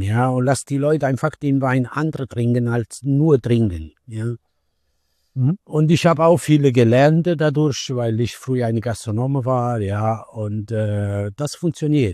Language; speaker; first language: German; non-native, learner; Italian